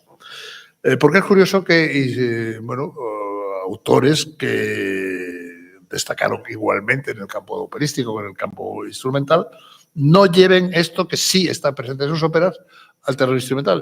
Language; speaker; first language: Spanish; native; Spanish